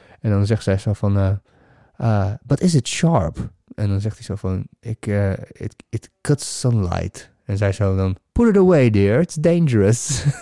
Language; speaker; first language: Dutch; native; Dutch